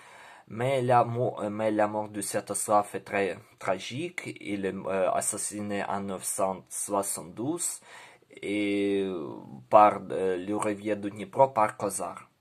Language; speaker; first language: French; non-native, learner; Ukrainian